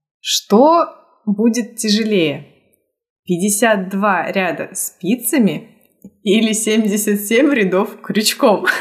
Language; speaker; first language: Russian; native; Russian